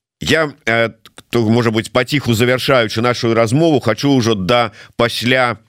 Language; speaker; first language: Belarusian; non-native, local second language; Russian